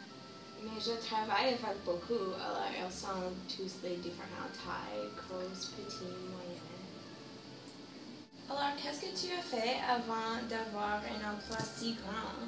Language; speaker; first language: French; non-native, learner; English